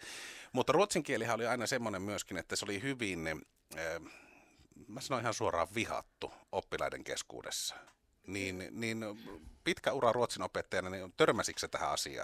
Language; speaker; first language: Finnish; native; Finnish